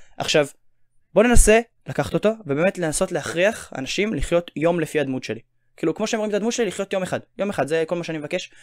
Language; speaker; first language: Hebrew; native; Hebrew